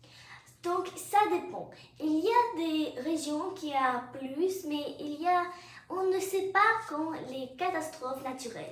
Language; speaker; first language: French; non-native, fluent; English